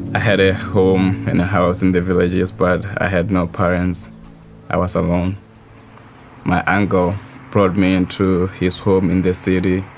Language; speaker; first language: English; non-native, local second language; Southern Sotho